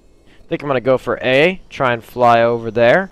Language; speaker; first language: English; native; English